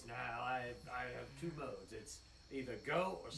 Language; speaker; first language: English; native; English